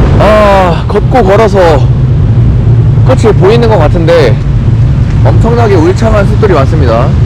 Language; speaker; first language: Korean; native; Korean